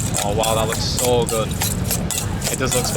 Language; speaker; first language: English; native; English